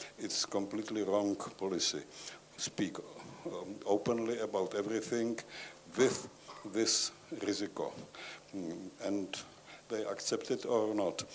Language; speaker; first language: English; non-native, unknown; Czech